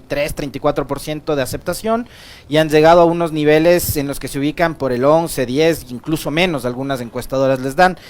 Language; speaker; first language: Spanish; native; Spanish